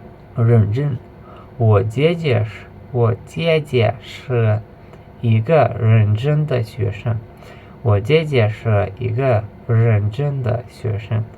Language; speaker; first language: Chinese; non-native, learner; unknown